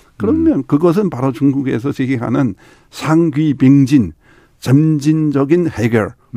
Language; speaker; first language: Korean; non-native, fluent; Chinese